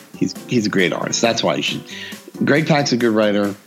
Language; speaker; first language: English; early bilingual, other home language; Filipino